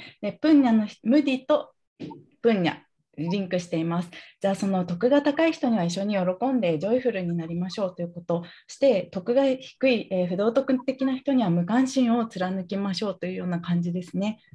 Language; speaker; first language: Japanese; native; Japanese